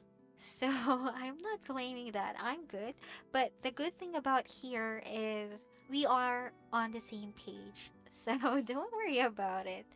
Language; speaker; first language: English; non-native, local second language; Filipino